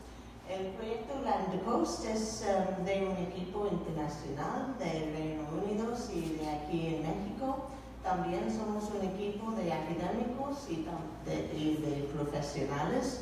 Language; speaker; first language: Spanish; non-native, learner; English